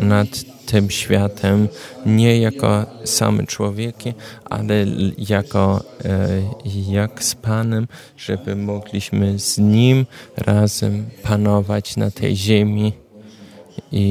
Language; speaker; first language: Polish; non-native, learner; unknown